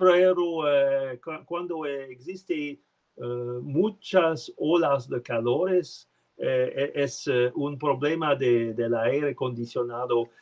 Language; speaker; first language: Spanish; non-native, learner; French